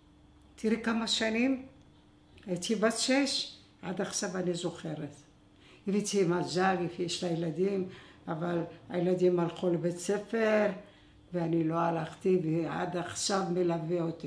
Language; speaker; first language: Hebrew; non-native, fluent; Arabic